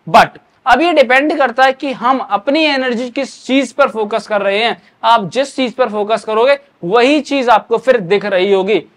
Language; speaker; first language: Hindi; native; Hindi